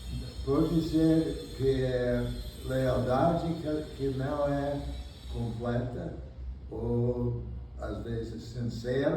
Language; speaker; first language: Portuguese; non-native, fluent; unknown